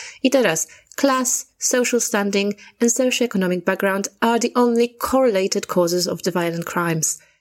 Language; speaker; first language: English; non-native, fluent; Polish